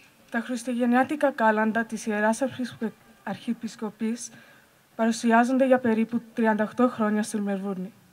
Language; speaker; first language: Greek; early bilingual, heritage; Greek